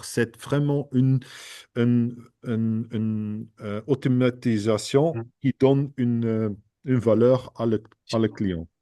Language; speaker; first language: French; non-native, fluent; Dutch